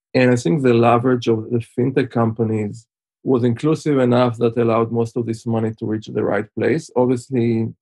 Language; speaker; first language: English; non-native, fluent; Hebrew